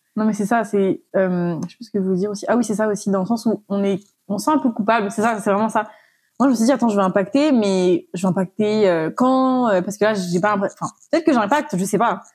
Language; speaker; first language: French; non-native, local second language; Malagasy